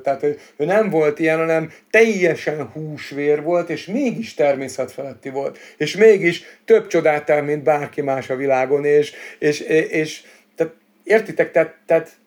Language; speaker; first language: Hungarian; native; Hungarian